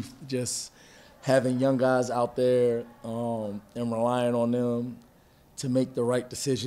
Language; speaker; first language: English; native; English